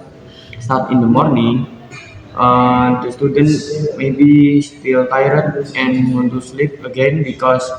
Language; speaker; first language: English; non-native, learner; Indonesian